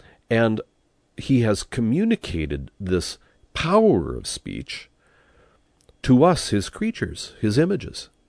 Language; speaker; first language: English; native; English